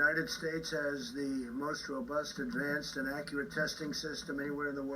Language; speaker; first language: English; native; English